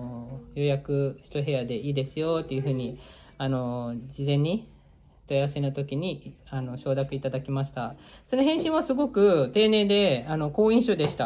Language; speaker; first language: Japanese; native; Japanese